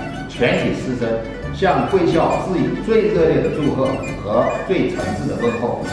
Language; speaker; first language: Chinese; native; Chinese